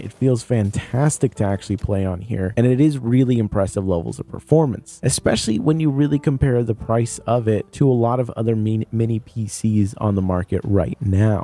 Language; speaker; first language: English; native; English